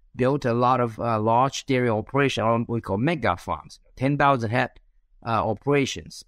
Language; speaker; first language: English; non-native, fluent; Chinese